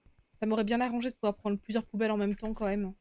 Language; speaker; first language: French; native; French